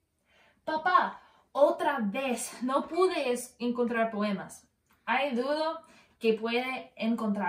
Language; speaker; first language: Spanish; non-native, learner; English